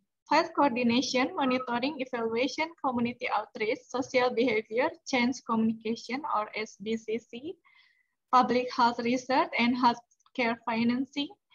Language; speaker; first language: English; non-native, fluent; Indonesian